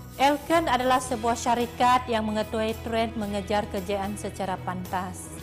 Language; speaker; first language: Malay; non-native, local second language; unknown